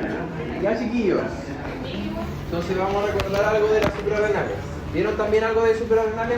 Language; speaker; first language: Spanish; native; Spanish